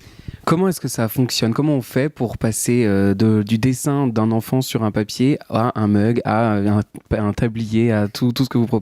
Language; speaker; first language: French; native; French